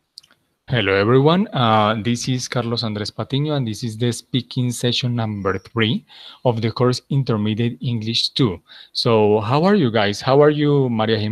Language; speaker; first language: English; non-native, fluent; Spanish